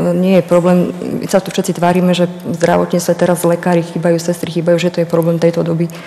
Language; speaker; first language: Slovak; native; Slovak